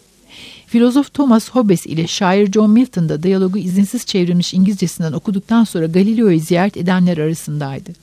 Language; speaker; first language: Turkish; native; Turkish